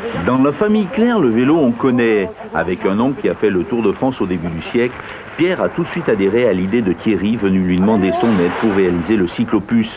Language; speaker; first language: French; native; French